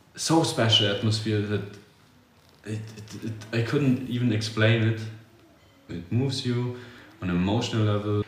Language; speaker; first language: English; early bilingual, other home language; Polish